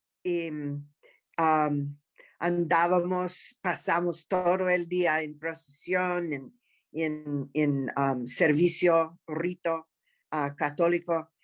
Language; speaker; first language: Spanish; non-native, fluent; English